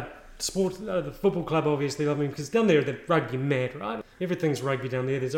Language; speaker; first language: English; native; English